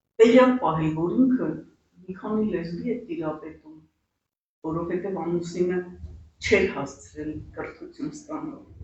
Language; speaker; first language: Armenian; native; Armenian